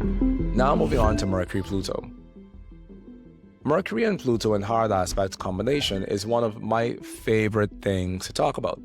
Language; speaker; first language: English; native; English